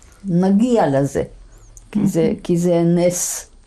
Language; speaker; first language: Hebrew; non-native, fluent; Polish